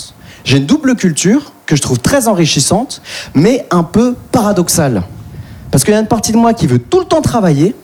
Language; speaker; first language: French; native; French